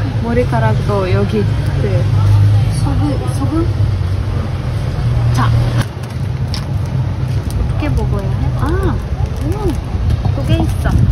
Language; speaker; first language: Korean; non-native, learner; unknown